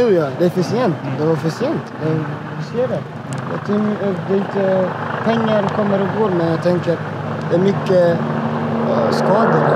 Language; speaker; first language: Swedish; non-native, fluent; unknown